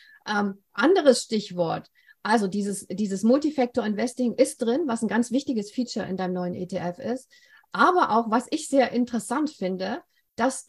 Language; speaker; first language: German; native; German